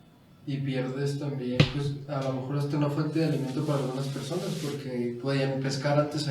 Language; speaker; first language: Spanish; native; Spanish